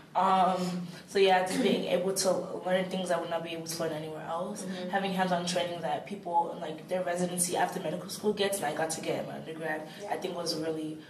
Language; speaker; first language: English; native; English